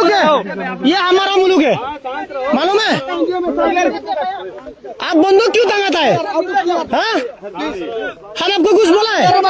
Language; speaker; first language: Hindi; non-native, learner; Bangla